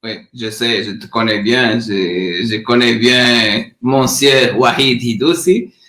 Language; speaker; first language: French; non-native, learner; Portuguese